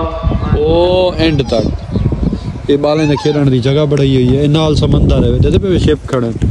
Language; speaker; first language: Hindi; non-native, local second language; Saraiki